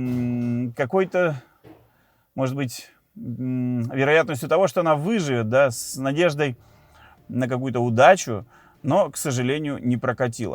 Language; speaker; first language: Russian; native; Russian